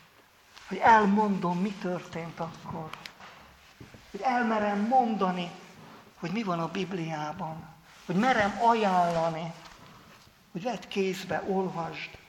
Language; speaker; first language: Hungarian; native; Hungarian